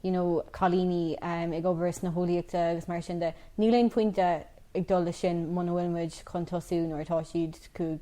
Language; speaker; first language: Irish; non-native, local second language; English